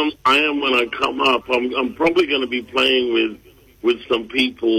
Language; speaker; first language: English; native; English